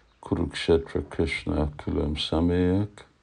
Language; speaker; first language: Hungarian; early bilingual, heritage; Hungarian